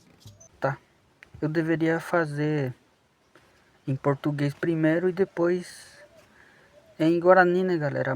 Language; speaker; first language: Portuguese; non-native, local second language; Guarani